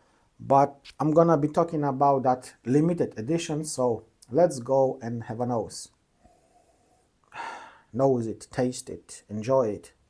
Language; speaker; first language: English; non-native, fluent; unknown